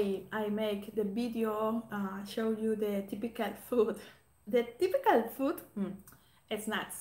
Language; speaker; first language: English; non-native, learner; Spanish